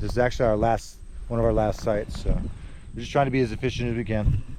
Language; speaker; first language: English; native; English